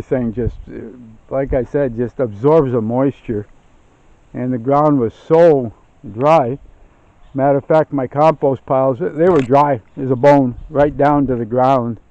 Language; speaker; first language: English; native; English